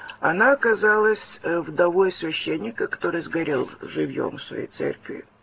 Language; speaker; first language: Russian; early bilingual, heritage; Russian